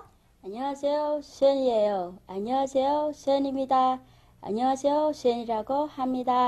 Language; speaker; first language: Korean; non-native, learner; Vietnamese